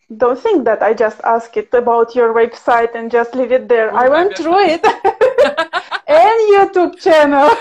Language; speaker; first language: English; non-native, fluent; Ukrainian